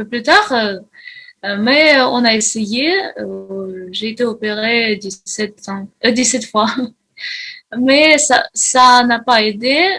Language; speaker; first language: French; non-native, fluent; Russian